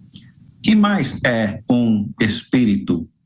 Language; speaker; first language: Portuguese; non-native, fluent; English